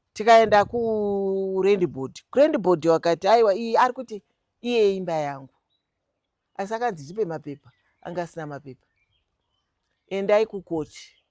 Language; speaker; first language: Shona; native; Shona